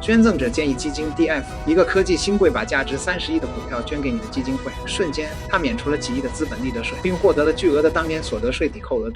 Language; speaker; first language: Chinese; native; Chinese